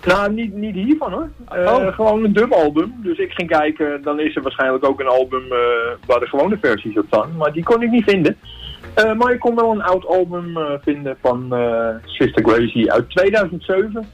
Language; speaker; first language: Dutch; native; Dutch